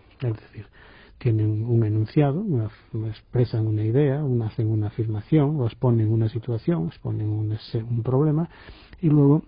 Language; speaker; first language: Spanish; native; Spanish